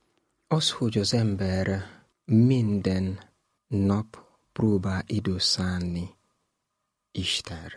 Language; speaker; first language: Hungarian; non-native, learner; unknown